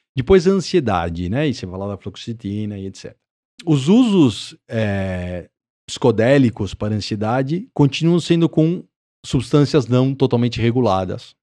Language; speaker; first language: Portuguese; early bilingual, other home language; Spanish